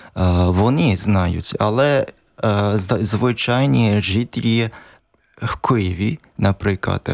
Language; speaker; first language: Ukrainian; non-native, learner; Japanese